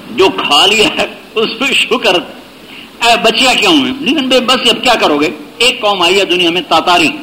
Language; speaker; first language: Urdu; non-native, local second language; Punjabi